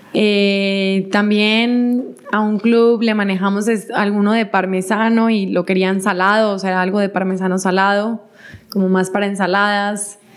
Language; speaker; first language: Spanish; native; Spanish